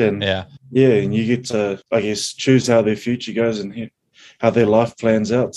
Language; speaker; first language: English; native; English